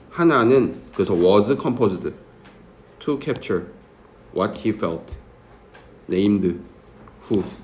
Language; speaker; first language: English; non-native, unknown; Korean